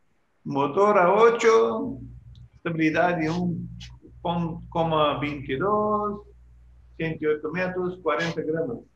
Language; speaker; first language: Portuguese; non-native, learner; Spanish